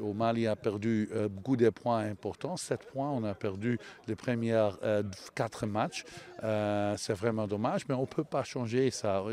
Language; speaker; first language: French; non-native, local second language; Dutch